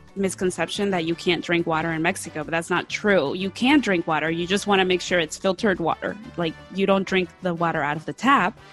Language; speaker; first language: English; early bilingual, other home language; Spanish